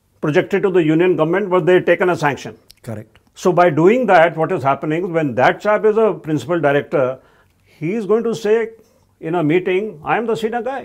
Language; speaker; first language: English; non-native, local second language; Hindi